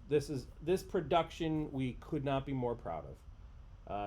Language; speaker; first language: English; native; English